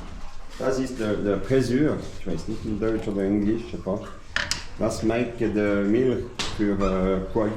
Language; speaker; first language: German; non-native, local second language; French